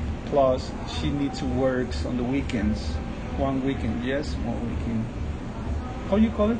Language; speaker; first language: English; non-native, fluent; Spanish